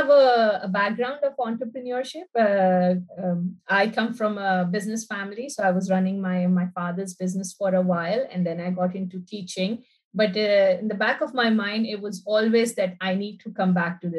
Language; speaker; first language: English; non-native, local second language; Urdu